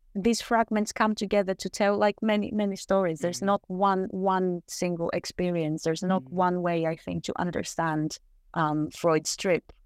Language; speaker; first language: English; non-native, fluent; Greek